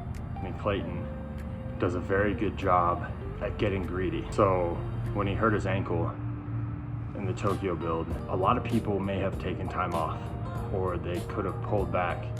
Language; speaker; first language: English; native; English